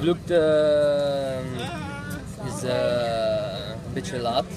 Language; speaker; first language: Dutch; non-native, learner; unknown